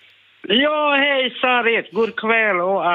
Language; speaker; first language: Swedish; non-native, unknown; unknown